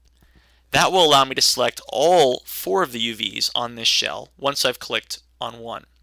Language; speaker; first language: English; native; English